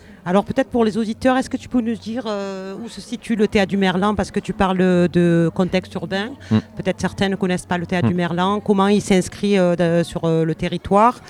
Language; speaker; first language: French; native; French